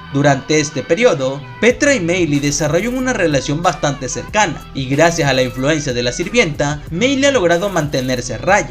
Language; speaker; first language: Spanish; native; Spanish